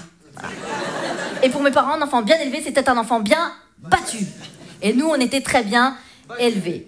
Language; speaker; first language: French; native; French